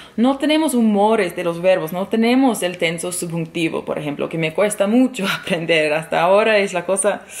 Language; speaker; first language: Spanish; non-native, fluent; English